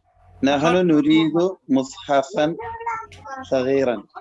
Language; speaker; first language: Arabic; non-native, learner; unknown